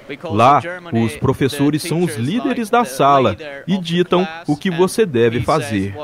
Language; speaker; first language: Portuguese; non-native, fluent; German